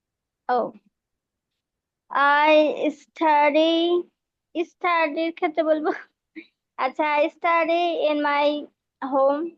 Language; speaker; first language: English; non-native, learner; Bangla